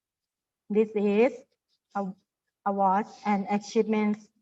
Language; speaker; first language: English; non-native, learner; Thai